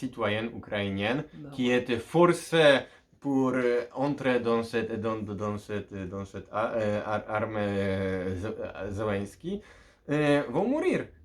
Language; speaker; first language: French; non-native, fluent; Polish